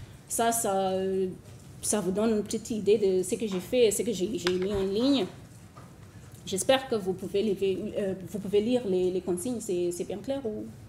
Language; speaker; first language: French; non-native, fluent; Shona